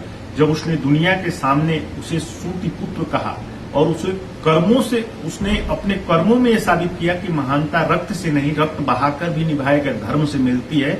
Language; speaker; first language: Hindi; native; Hindi